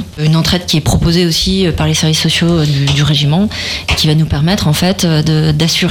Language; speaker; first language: French; native; French